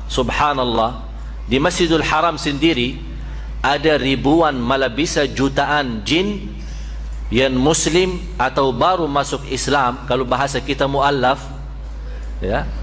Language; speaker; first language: Malay; non-native, fluent; Arabic